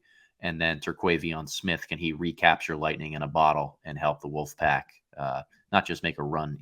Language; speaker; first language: English; native; English